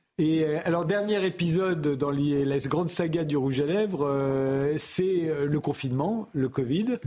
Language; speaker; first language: French; native; French